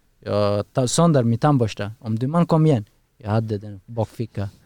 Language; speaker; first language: Swedish; non-native, learner; Persian